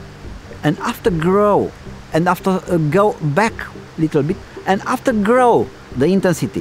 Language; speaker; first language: English; non-native, fluent; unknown